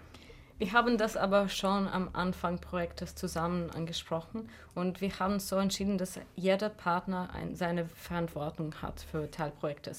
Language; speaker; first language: German; non-native, fluent; Russian